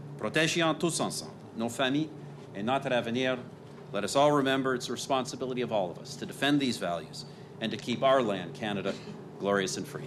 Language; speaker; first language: English; native; English